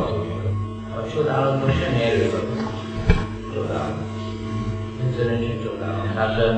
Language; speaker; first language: Hungarian; non-native, fluent; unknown